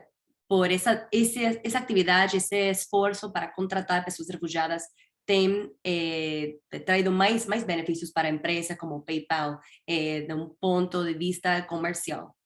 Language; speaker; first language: Portuguese; non-native, fluent; Spanish